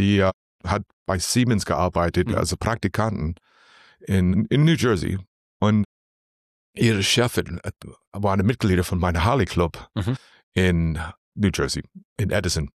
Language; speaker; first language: German; non-native, learner; English